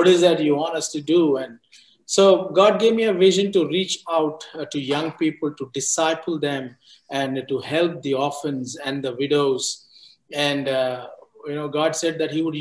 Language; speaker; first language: English; non-native, local second language; Telugu